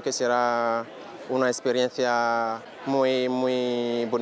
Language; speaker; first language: Spanish; non-native, learner; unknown